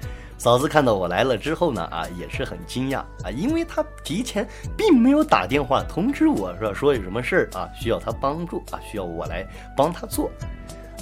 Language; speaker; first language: Chinese; native; Chinese